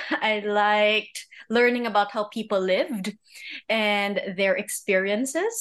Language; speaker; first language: English; native; English